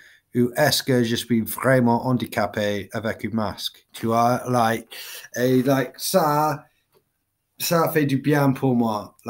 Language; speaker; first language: French; non-native, learner; English